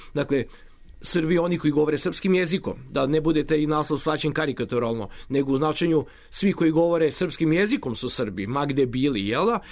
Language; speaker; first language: Serbian; native; Serbian